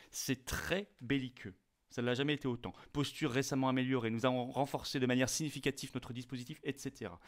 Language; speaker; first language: French; native; French